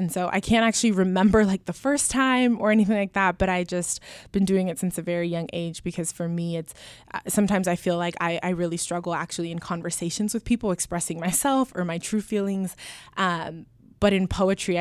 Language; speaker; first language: English; early bilingual, other home language; Spanish